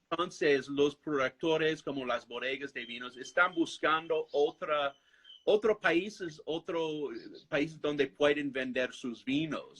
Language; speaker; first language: Spanish; non-native, fluent; English